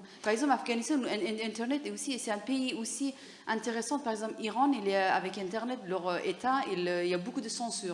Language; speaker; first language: French; non-native, learner; Persian